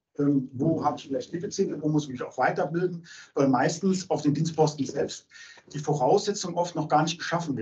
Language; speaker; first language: German; native; German